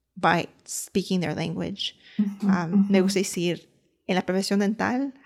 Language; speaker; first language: Spanish; early bilingual, heritage; Spanish